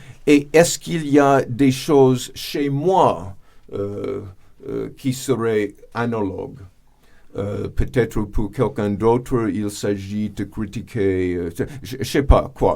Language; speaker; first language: French; non-native, fluent; English